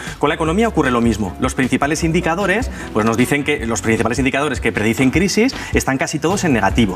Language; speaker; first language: Spanish; native; Spanish